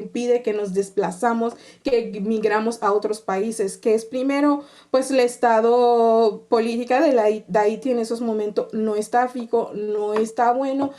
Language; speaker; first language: Spanish; non-native, fluent; Haitian Creole